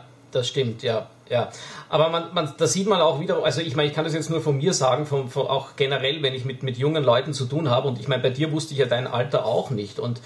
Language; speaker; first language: German; native; German